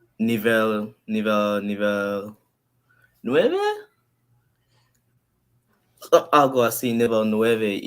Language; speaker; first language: Spanish; non-native, learner; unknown